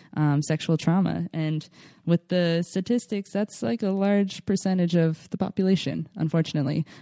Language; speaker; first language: English; native; English